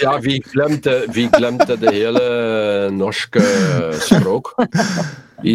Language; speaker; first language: Norwegian; non-native, learner; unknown